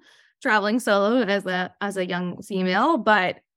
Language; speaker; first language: English; native; English